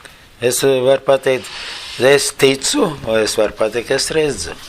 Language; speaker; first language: Latvian; non-native, learner; Russian